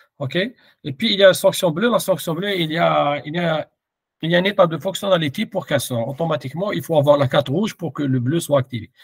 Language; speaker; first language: French; non-native, local second language; Arabic